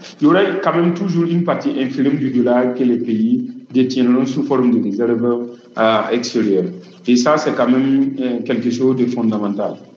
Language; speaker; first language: French; non-native, local second language; Mossi